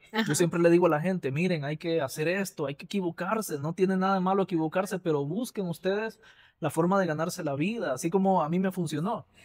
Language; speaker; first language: Spanish; native; Spanish